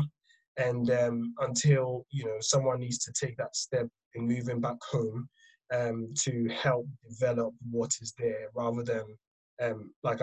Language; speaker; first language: English; non-native, local second language; Akan